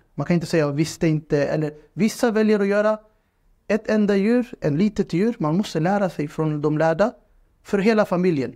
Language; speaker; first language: Swedish; non-native, fluent; Urdu